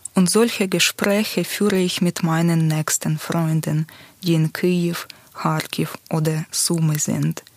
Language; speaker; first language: German; non-native, fluent; Ukrainian